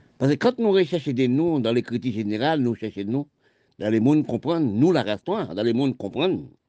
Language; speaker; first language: French; non-native, local second language; Haitian Creole